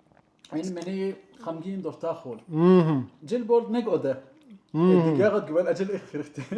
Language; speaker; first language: Mongolian; non-native, learner; Arabic